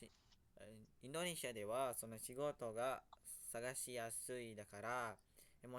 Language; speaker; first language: Japanese; non-native, learner; Indonesian